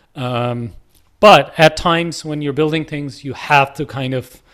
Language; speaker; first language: English; non-native, local second language; Punjabi